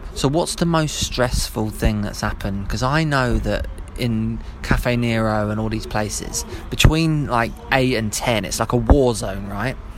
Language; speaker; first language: English; native; English